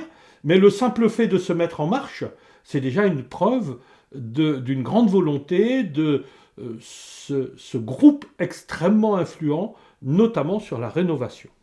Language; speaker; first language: French; native; French